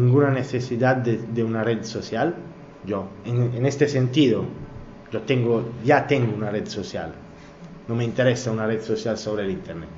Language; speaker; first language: Spanish; non-native, learner; Italian